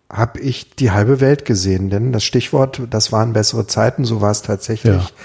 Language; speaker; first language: German; native; German